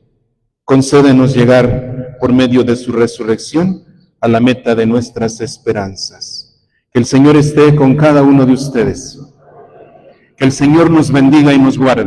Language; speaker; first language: Spanish; native; Spanish